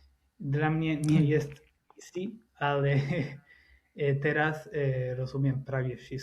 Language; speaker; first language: Polish; non-native, learner; Spanish